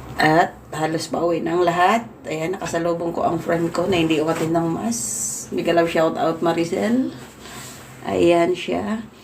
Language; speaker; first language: Filipino; native; Filipino